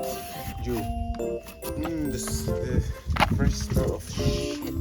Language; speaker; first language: English; non-native, local second language; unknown